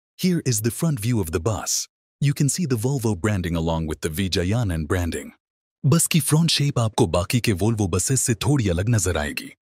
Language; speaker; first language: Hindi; non-native, local second language; Marathi